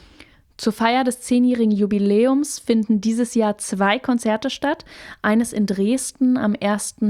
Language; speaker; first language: German; native; German